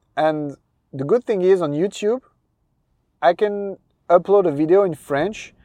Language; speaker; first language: English; non-native, fluent; French